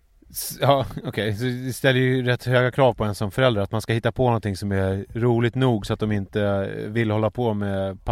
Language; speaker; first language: Swedish; native; Swedish